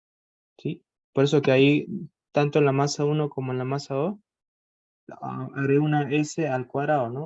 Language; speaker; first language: Spanish; native; Spanish